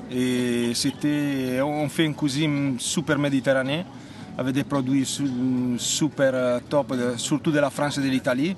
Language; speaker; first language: French; non-native, fluent; Italian